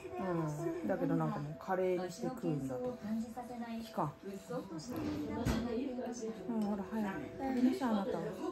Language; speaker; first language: Japanese; native; Japanese